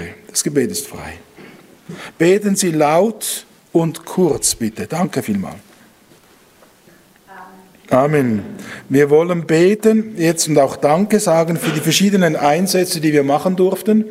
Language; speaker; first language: German; native; German